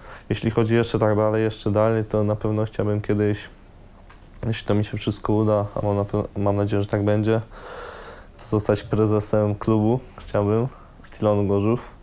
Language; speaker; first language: Polish; early bilingual, heritage; Polish